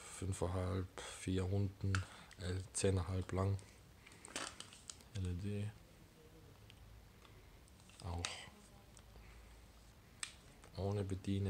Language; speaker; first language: German; native; German